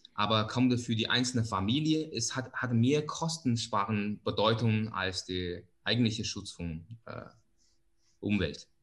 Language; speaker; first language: German; non-native, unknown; Chinese